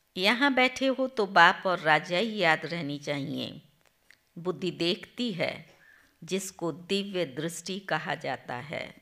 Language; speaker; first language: Hindi; non-native, local second language; Gujarati